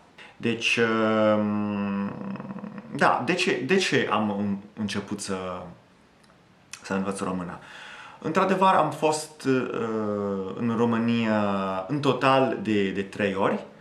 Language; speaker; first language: Romanian; non-native, fluent; Italian